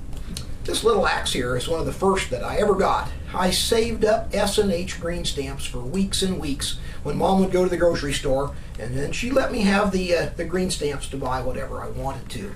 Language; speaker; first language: English; native; English